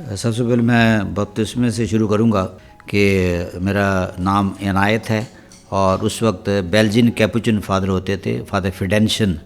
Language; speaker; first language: Urdu; non-native, local second language; Punjabi